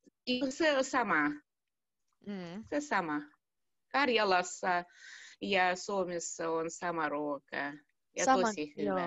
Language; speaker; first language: Finnish; non-native, learner; Russian